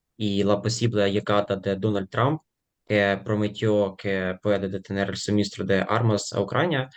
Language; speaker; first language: Spanish; non-native, fluent; Ukrainian